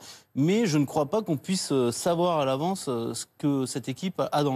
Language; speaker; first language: French; native; French